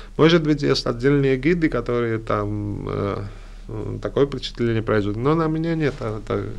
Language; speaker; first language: Russian; non-native, fluent; Georgian